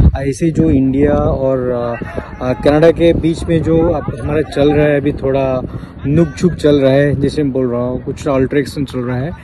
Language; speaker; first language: Hindi; non-native, local second language; Odia